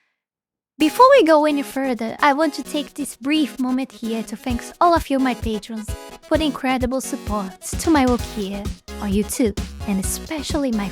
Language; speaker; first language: English; non-native, fluent; Portuguese